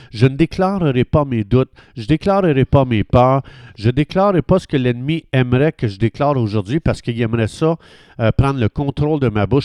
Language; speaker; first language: French; native; French